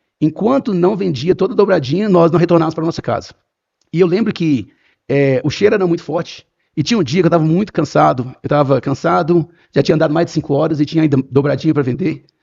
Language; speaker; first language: Portuguese; native; Portuguese